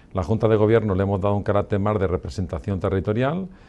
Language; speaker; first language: Spanish; native; Spanish